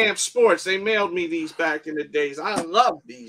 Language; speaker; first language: English; native; English